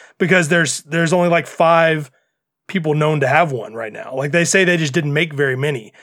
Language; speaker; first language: English; native; English